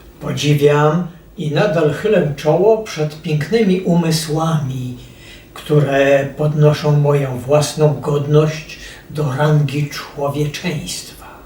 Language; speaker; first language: Polish; native; Polish